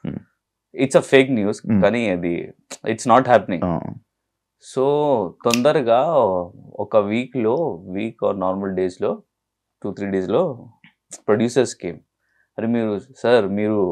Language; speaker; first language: Telugu; non-native, learner; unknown